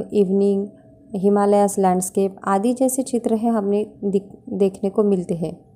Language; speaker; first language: Hindi; non-native, local second language; Marathi